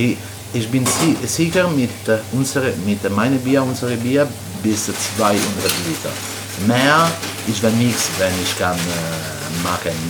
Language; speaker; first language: German; non-native, learner; Italian